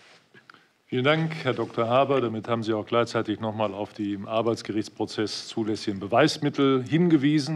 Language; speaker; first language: German; native; German